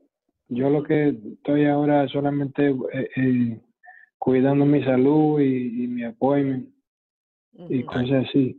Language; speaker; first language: Spanish; early bilingual, other home language; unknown